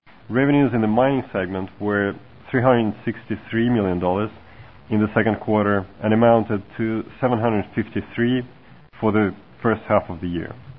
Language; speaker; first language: English; non-native, fluent; Russian